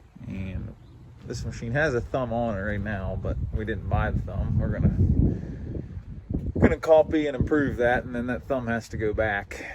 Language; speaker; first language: English; native; English